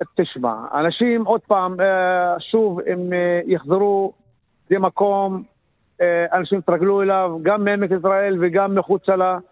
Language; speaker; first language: Hebrew; non-native, local second language; Arabic